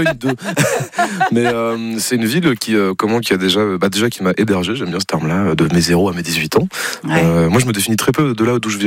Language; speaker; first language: French; native; French